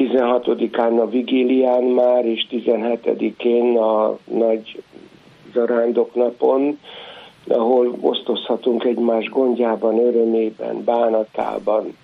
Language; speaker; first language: Hungarian; native; Hungarian